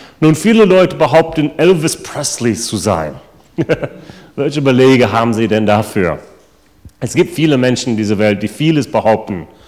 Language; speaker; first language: German; non-native, fluent; English